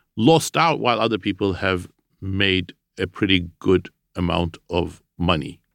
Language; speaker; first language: English; non-native, fluent; Armenian